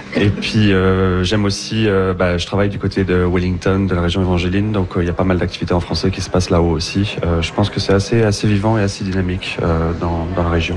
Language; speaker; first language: French; native; French